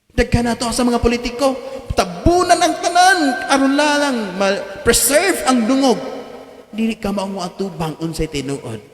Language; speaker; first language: Cebuano; native; Cebuano